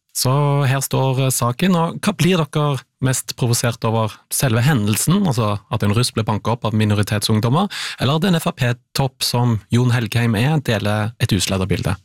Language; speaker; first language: Norwegian; native; Norwegian